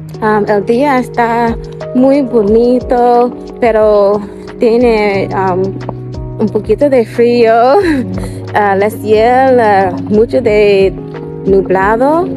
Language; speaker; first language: Spanish; non-native, learner; English